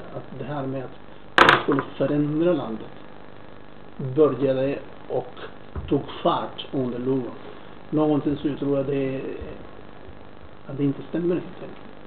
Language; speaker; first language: Swedish; non-native, fluent; Spanish